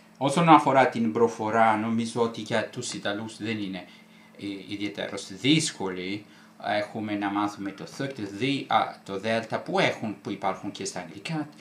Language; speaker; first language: Greek; non-native, fluent; Italian